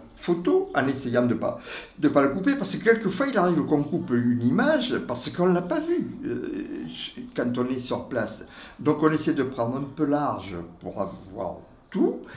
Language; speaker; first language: French; native; French